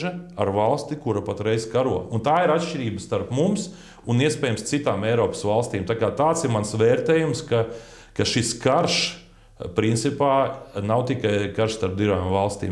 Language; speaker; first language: Latvian; native; Latvian